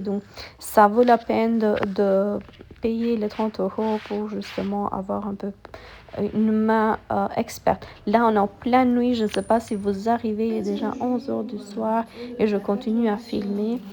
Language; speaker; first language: French; non-native, fluent; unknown